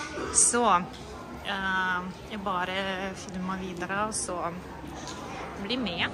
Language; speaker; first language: Norwegian; non-native, fluent; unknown